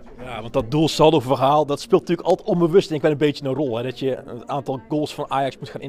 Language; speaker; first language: Dutch; native; Dutch